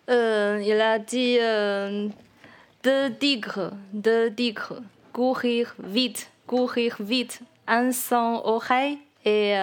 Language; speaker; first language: French; non-native, learner; Chinese